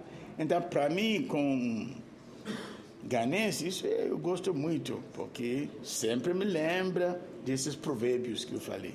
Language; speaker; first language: Portuguese; non-native, fluent; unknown